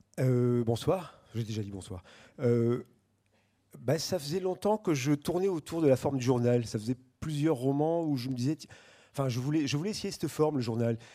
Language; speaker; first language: French; native; French